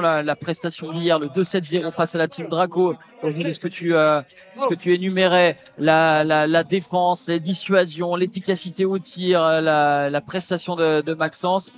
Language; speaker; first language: French; native; French